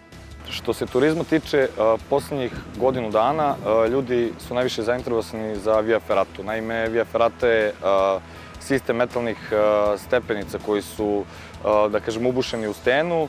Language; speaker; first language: Croatian; native; Croatian